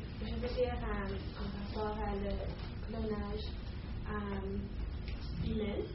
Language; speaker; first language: French; non-native, learner; English